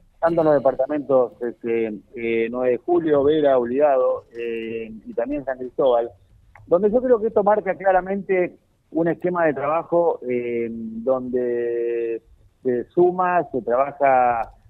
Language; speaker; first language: Spanish; native; Spanish